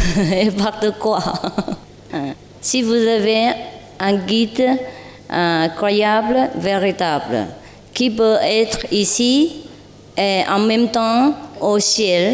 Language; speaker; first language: French; non-native, learner; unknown